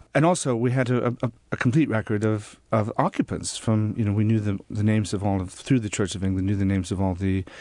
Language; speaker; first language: English; native; English